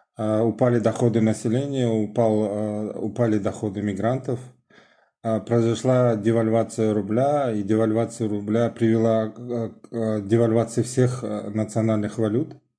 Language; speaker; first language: Russian; non-native, local second language; Tajik